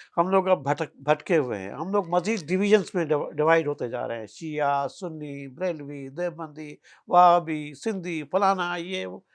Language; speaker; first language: Urdu; non-native, local second language; Sindhi